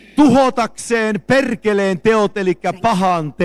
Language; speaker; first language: Finnish; native; Finnish